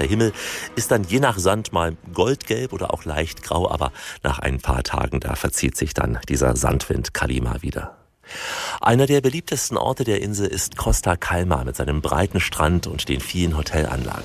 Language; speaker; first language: German; native; German